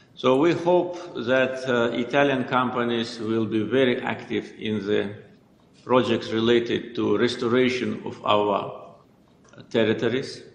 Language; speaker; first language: English; non-native, fluent; Azerbaijani